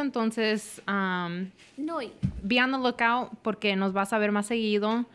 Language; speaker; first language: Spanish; early bilingual, heritage; Spanish